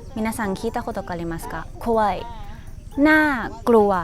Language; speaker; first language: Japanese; non-native, fluent; Thai